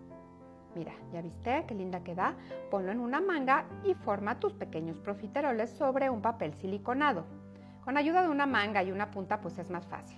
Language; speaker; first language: Spanish; native; Spanish